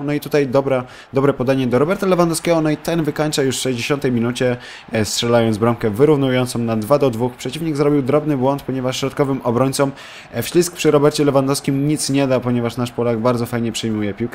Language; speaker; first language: Polish; native; Polish